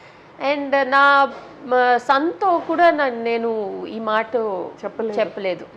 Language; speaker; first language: Telugu; non-native, learner; Tamil